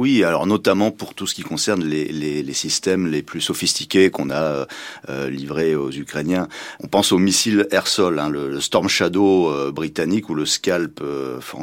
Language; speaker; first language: French; native; French